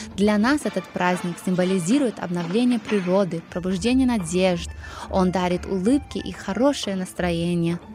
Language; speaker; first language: Russian; early bilingual, heritage; Russian